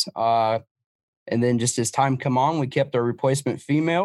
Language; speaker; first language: English; native; English